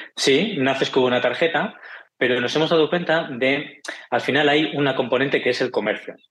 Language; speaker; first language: Spanish; native; Spanish